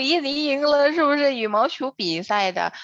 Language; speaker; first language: Chinese; non-native, fluent; Indonesian